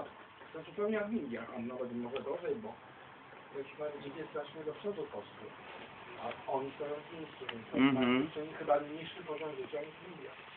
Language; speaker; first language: Polish; native; Polish